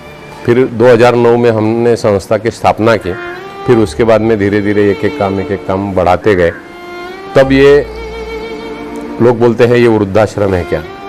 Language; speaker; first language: Hindi; native; Hindi